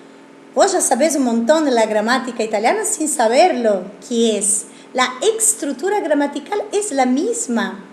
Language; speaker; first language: Spanish; non-native, fluent; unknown